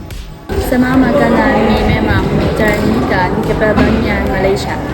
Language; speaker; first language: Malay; non-native, learner; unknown